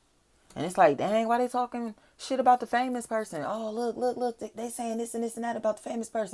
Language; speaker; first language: English; native; English